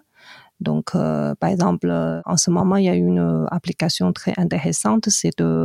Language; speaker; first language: French; non-native, fluent; Chinese